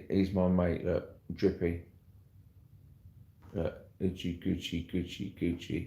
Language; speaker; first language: English; native; English